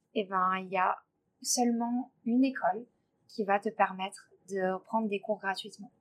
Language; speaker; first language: French; native; French